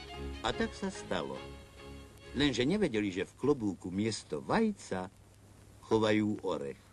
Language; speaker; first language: Slovak; native; Slovak